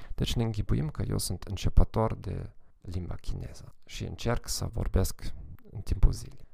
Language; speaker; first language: Romanian; non-native, fluent; German